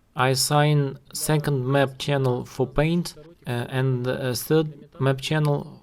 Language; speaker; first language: English; non-native, learner; Russian